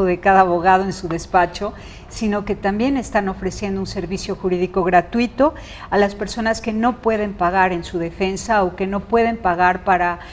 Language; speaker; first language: Spanish; native; Spanish